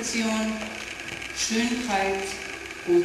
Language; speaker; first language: German; non-native, learner; Serbian